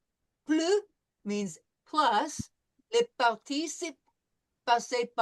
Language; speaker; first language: French; non-native, fluent; English